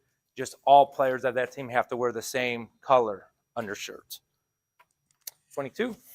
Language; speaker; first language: English; native; English